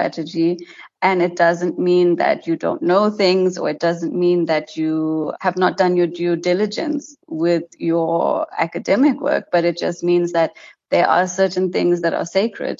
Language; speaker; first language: English; native; English